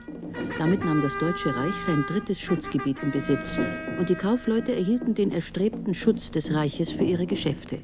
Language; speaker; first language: German; native; German